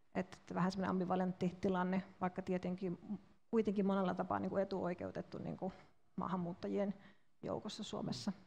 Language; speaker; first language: Finnish; native; Finnish